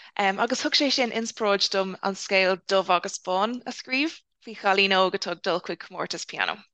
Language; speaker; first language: Irish; non-native, local second language; English